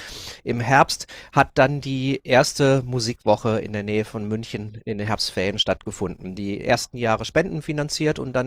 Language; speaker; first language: German; native; German